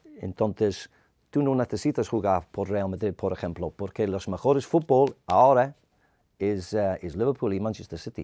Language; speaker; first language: Spanish; non-native, learner; English